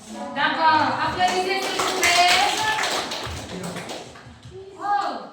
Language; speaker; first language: French; non-native, learner; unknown